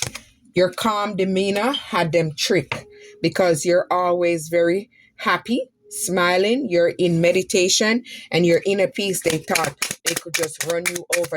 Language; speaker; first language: English; native; English